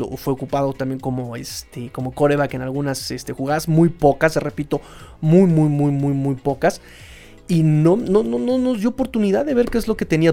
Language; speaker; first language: Spanish; native; Spanish